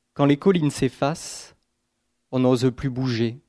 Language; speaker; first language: French; native; French